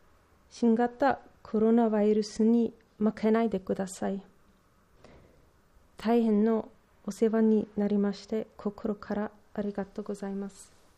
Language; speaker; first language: Japanese; non-native, learner; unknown